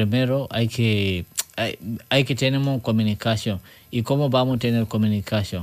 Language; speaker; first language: Spanish; non-native, learner; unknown